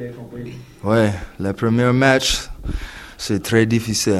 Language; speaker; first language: French; non-native, learner; English